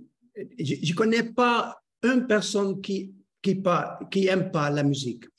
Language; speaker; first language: French; non-native, learner; Dutch